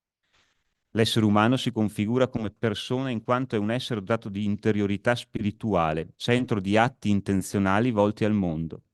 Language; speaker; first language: Italian; native; Italian